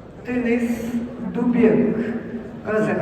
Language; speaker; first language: Russian; native; Russian